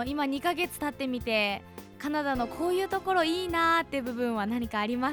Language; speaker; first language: Japanese; native; Japanese